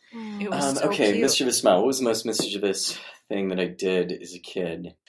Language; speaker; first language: English; native; English